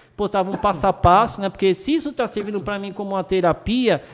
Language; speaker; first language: Portuguese; early bilingual, other home language; Japanese